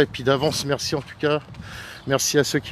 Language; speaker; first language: French; native; French